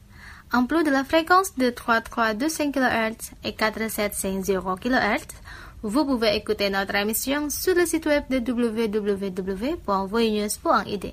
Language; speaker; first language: French; non-native, fluent; Indonesian